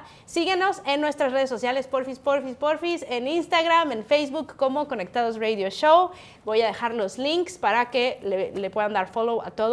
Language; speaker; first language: Spanish; native; Spanish